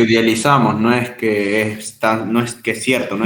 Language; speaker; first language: Spanish; native; Spanish